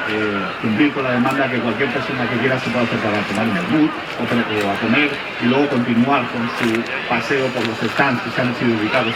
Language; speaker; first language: Spanish; native; Spanish